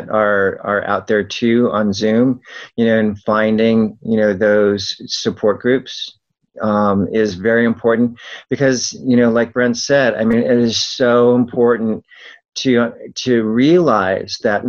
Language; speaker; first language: English; native; English